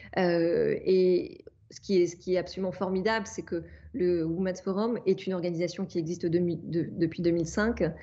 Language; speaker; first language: French; native; French